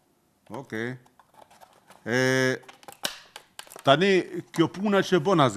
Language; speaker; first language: Albanian; native; Albanian